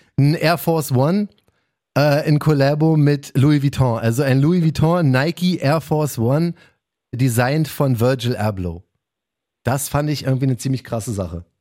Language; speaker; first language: German; native; German